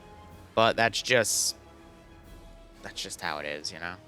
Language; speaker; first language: English; native; English